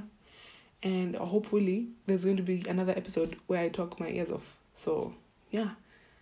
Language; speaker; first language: English; non-native, local second language; Swahili